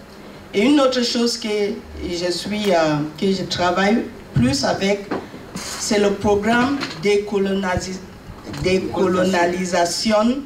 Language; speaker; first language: French; non-native, learner; English